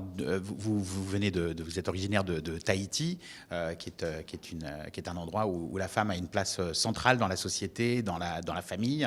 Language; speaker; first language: French; native; French